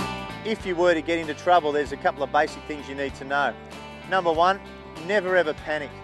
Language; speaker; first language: English; native; English